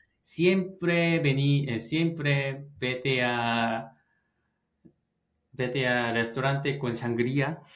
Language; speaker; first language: Spanish; non-native, learner; Korean